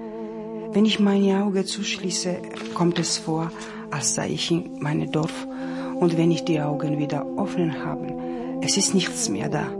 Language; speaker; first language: German; non-native, learner; Georgian